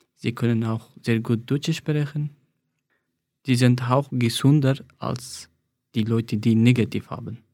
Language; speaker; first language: German; non-native, fluent; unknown